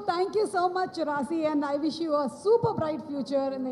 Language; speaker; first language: Telugu; native; Telugu